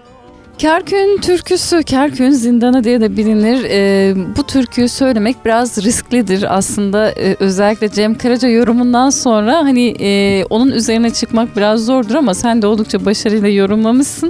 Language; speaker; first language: Turkish; native; Turkish